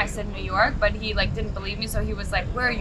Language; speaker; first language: English; early bilingual, heritage; English